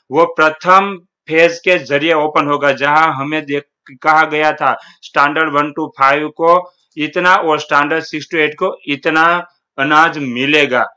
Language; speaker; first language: Hindi; non-native, local second language; Gujarati